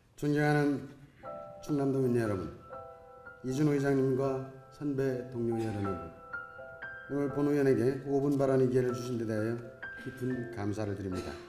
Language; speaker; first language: Korean; native; Korean